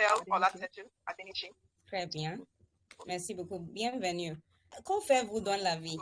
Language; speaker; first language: French; non-native, fluent; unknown